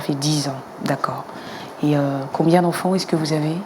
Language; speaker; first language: French; native; French